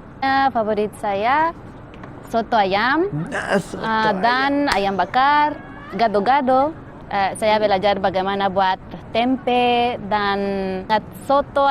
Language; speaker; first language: Indonesian; non-native, fluent; Spanish